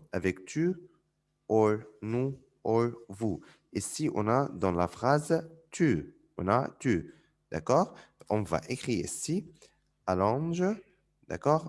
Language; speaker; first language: French; non-native, fluent; Arabic